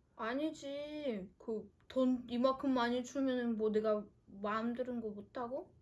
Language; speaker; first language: Korean; non-native, fluent; Russian